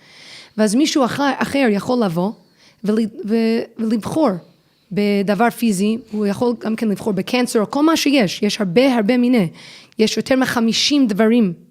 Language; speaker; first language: Hebrew; non-native, fluent; English